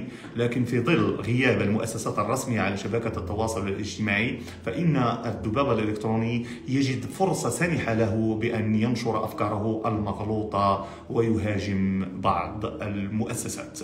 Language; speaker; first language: Arabic; native; Arabic